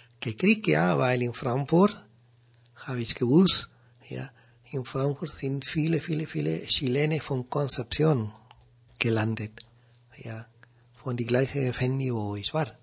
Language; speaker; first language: German; non-native, learner; Spanish